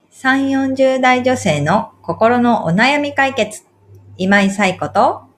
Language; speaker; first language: Japanese; native; Japanese